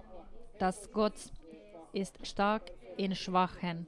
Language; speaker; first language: German; non-native, fluent; Finnish